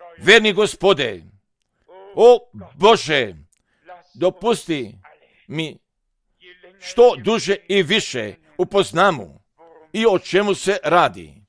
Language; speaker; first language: Serbian; non-native, fluent; German